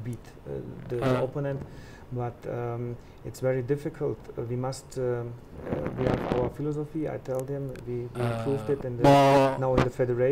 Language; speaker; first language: English; non-native, fluent; German